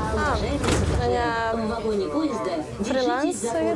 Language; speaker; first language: Basque; non-native, learner; Russian